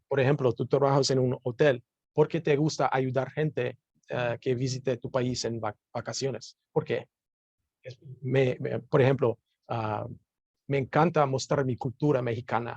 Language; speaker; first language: Spanish; non-native, learner; English